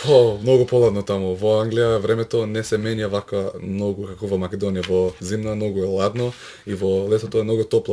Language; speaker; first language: Macedonian; early bilingual, heritage; Macedonian